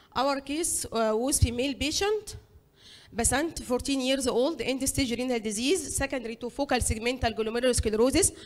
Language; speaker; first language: English; non-native, fluent; Arabic